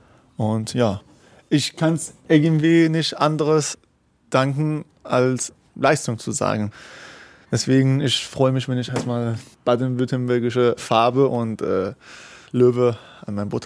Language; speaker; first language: German; non-native, fluent; Persian